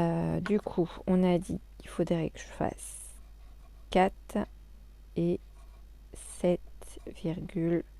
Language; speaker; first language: French; native; French